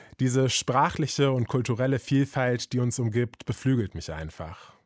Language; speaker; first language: German; native; German